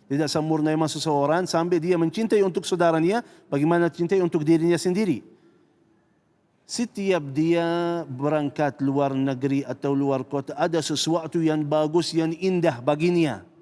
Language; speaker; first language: Indonesian; non-native, fluent; Arabic